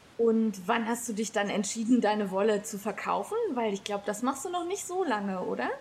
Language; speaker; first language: German; native; German